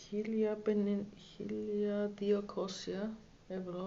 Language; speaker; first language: Greek; non-native, learner; German